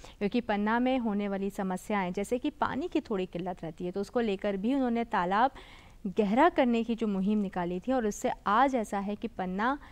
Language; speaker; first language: Hindi; native; Hindi